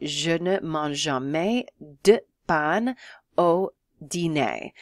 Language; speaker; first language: French; non-native, fluent; English